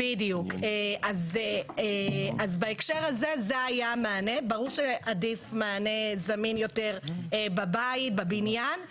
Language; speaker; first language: Hebrew; native; Hebrew